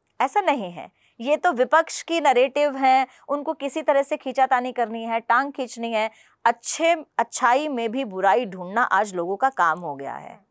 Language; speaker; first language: Hindi; non-native, local second language; Punjabi